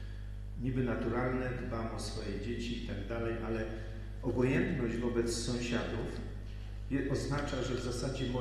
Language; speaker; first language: Polish; native; Polish